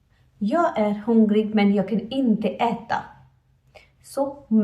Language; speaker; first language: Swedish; non-native, fluent; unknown